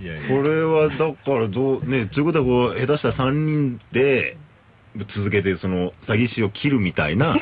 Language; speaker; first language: Japanese; native; Japanese